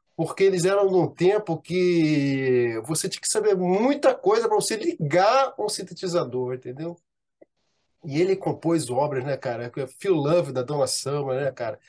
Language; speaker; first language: Portuguese; native; Portuguese